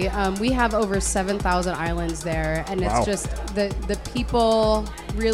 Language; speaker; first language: English; non-native, local second language; Hiligaynon